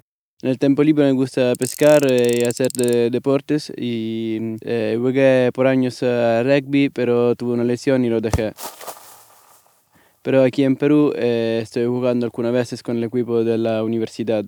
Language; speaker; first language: Spanish; non-native, fluent; Italian